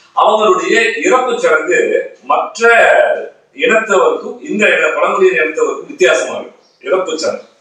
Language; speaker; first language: Tamil; native; Tamil